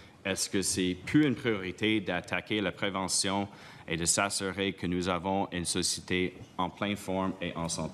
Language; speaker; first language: French; non-native, local second language; English